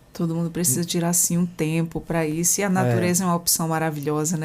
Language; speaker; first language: Portuguese; native; Portuguese